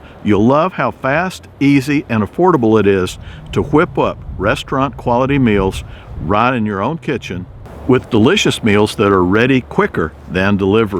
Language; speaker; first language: English; native; English